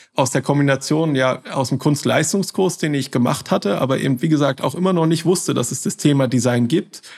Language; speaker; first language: German; native; German